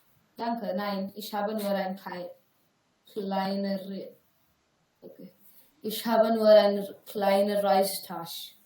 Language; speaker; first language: German; non-native, learner; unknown